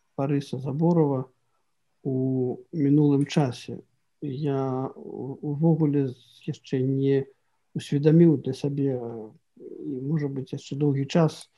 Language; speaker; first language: Belarusian; native; Belarusian